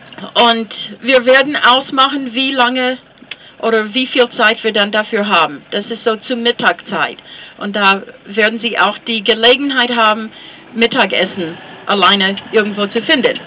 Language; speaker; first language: German; non-native, fluent; English